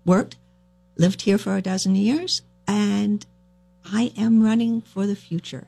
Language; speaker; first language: English; native; English